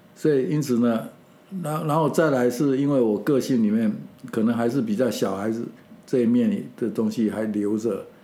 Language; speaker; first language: Chinese; non-native, local second language; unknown